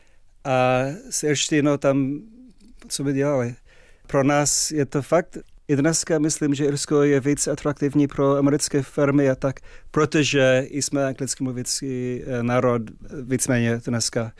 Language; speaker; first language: Czech; non-native, fluent; English